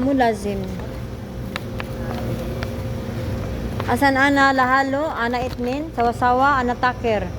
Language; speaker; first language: Arabic; non-native, learner; Filipino